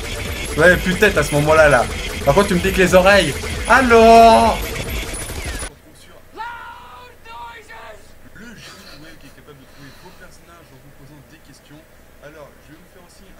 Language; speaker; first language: French; native; French